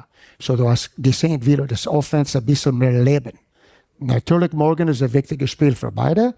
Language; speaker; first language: German; non-native, fluent; English